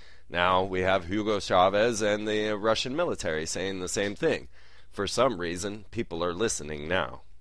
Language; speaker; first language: English; native; English